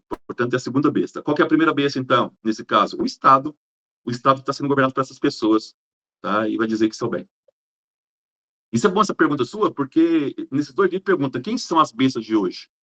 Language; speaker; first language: Portuguese; native; Portuguese